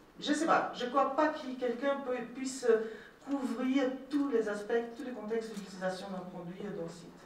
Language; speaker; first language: French; non-native, fluent; Portuguese